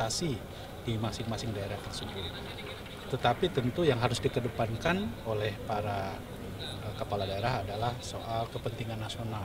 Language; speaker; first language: Indonesian; native; Indonesian